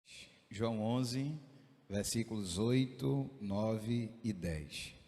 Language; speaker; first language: Portuguese; native; Portuguese